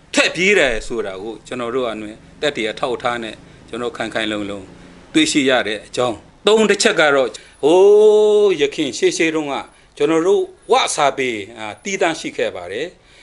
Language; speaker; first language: Burmese; non-native, local second language; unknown